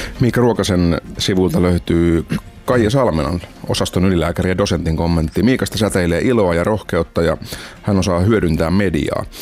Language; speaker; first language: Finnish; native; Finnish